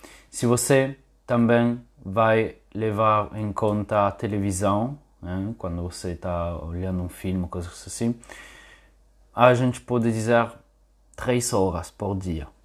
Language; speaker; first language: Portuguese; non-native, fluent; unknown